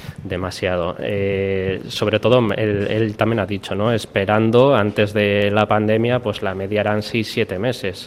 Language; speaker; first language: Spanish; native; Spanish